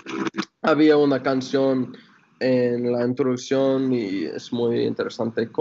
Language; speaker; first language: Spanish; non-native, fluent; English